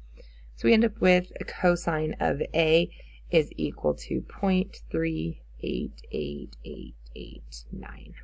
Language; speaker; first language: English; native; English